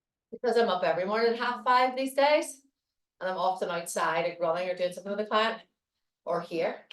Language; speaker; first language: English; native; English